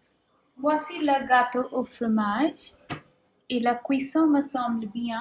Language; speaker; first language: French; non-native, fluent; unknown